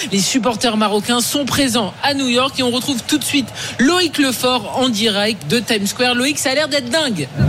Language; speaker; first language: French; native; French